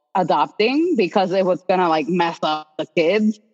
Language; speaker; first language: English; non-native, local second language; Spanish